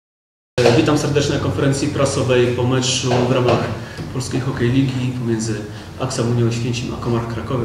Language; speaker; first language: Polish; native; Polish